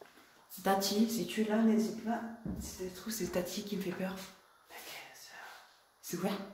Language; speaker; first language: French; native; French